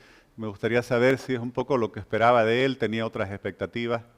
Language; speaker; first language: Spanish; native; Spanish